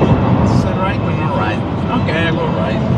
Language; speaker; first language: English; non-native, learner; Spanish